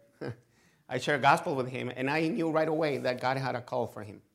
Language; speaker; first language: English; non-native, fluent; Spanish